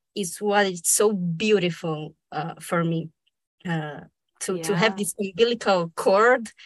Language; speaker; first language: English; non-native, fluent; Spanish